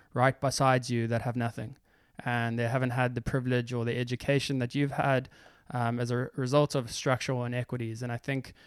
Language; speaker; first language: English; native; English